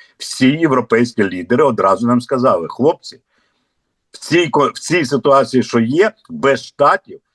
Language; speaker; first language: Ukrainian; non-native, local second language; Russian